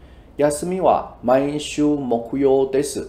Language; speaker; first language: Japanese; non-native, fluent; Chinese